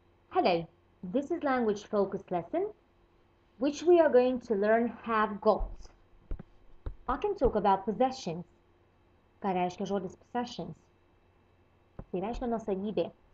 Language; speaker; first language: English; non-native, fluent; Lithuanian